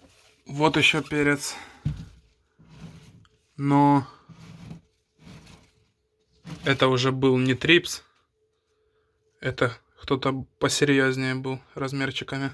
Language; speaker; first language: Russian; native; Russian